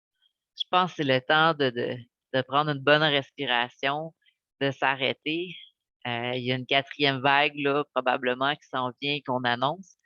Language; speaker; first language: French; native; French